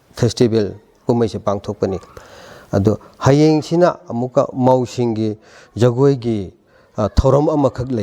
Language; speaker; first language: Manipuri; non-native, local second language; Rongmei Naga